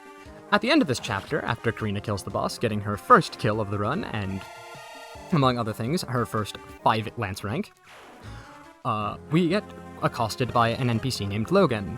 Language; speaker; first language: English; native; English